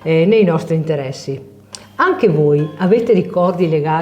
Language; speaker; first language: Italian; native; Italian